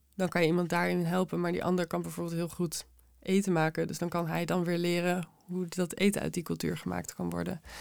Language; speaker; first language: Dutch; native; Dutch